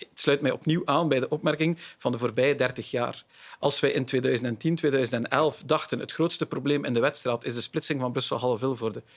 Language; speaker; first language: Dutch; native; Dutch